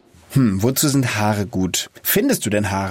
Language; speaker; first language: German; native; German